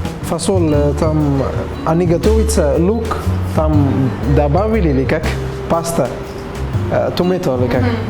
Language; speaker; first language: Russian; non-native, learner; Arabic